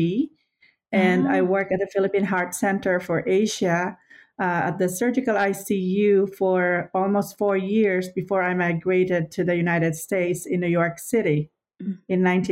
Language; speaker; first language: English; non-native, local second language; Filipino